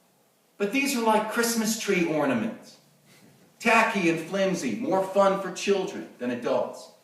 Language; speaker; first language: English; native; English